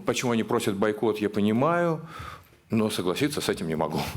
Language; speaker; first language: Russian; native; Russian